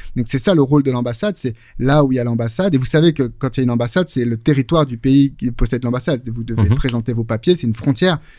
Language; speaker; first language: French; native; French